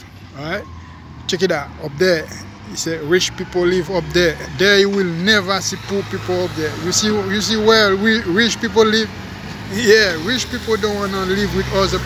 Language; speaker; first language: English; non-native, fluent; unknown